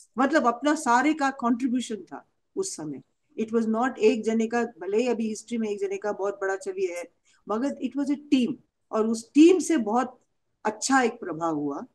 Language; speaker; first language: Hindi; non-native, local second language; Tamil